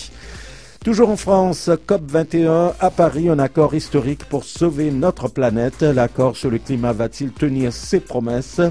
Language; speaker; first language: French; native; French